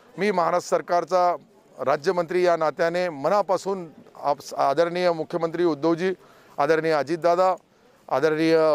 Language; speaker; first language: Marathi; non-native, local second language; Urdu